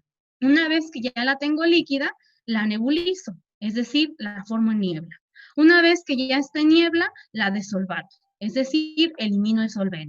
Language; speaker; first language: Spanish; native; Spanish